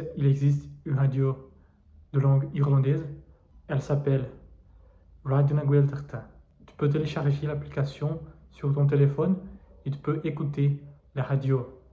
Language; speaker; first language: French; non-native, fluent; Portuguese